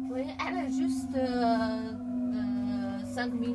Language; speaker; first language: French; non-native, learner; Chinese